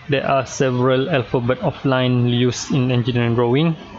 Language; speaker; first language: English; non-native, local second language; Malay